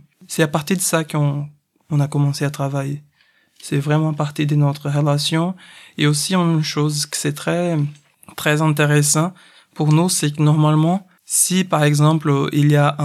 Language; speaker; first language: French; non-native, fluent; Portuguese